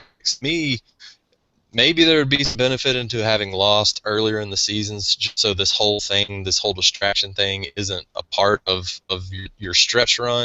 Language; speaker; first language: English; native; English